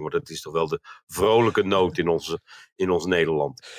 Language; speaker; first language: Dutch; native; Dutch